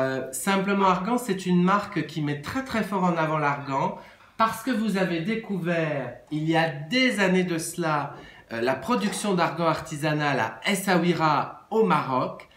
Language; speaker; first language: French; native; French